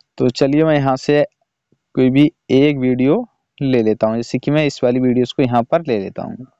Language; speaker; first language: Hindi; native; Hindi